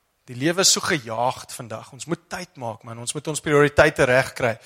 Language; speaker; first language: Afrikaans; non-native, fluent; English